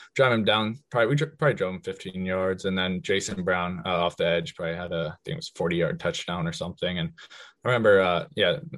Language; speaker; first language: English; native; English